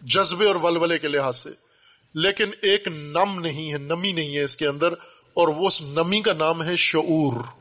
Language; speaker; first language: Urdu; native; Urdu